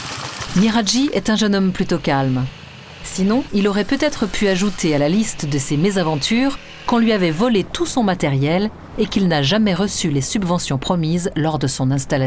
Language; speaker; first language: French; native; French